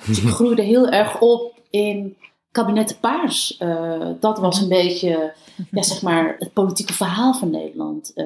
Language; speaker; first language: Dutch; early bilingual, other home language; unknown